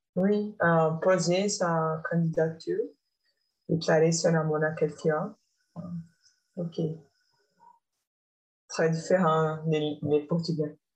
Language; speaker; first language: French; non-native, learner; Portuguese